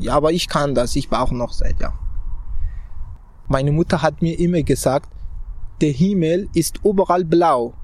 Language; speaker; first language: German; non-native, fluent; Persian